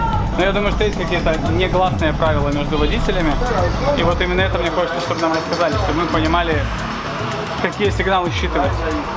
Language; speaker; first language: Russian; native; Russian